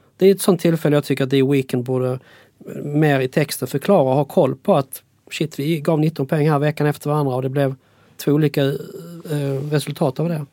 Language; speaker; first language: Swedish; native; Swedish